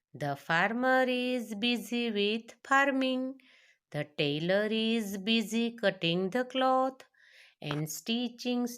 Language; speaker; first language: English; non-native, local second language; Gujarati